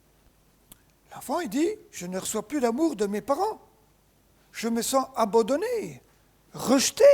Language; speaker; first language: French; native; French